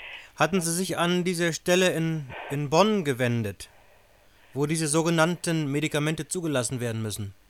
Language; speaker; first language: German; native; German